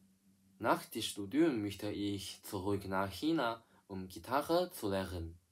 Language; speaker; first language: German; non-native, learner; Chinese